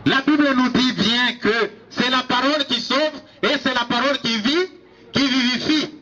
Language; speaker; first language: French; non-native, local second language; Swahili